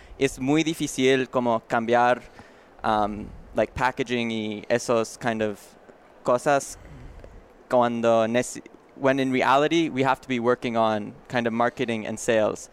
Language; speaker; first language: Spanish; non-native, learner; English